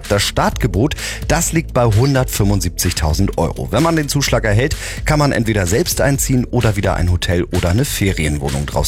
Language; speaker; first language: German; native; German